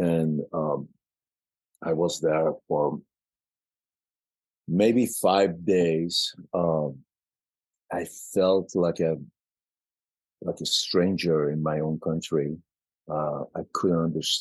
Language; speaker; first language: English; non-native, fluent; Persian